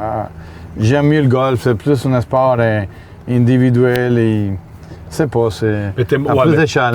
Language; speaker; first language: French; non-native, fluent; Spanish